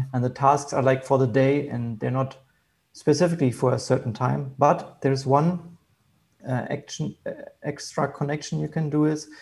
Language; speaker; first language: English; non-native, fluent; German